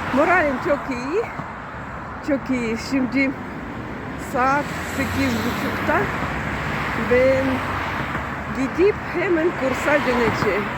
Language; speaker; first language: Turkish; non-native, learner; Russian